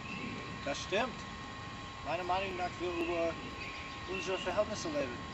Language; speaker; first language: German; non-native, learner; English